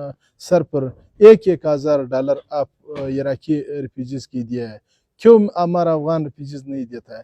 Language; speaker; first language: Hindi; non-native, fluent; Pashto